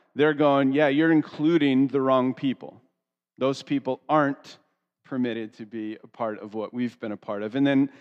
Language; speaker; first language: English; native; English